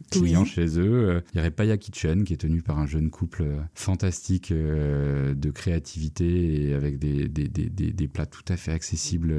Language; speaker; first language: French; native; French